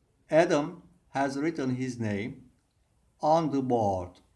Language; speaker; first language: English; non-native, fluent; Turkish